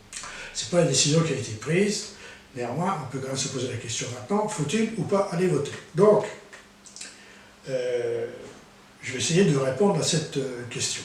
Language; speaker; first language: French; native; French